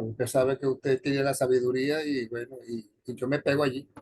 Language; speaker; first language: Spanish; native; Spanish